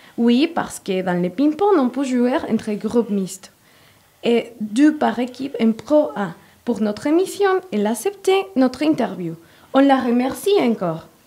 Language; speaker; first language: French; non-native, fluent; Spanish